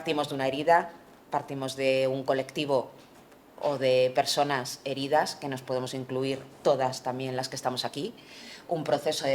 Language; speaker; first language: Spanish; native; Spanish